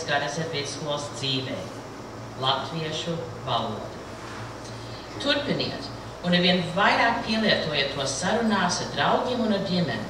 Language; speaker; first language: Latvian; early bilingual, heritage; Latvian